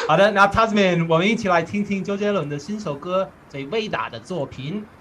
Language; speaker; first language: Chinese; non-native, fluent; English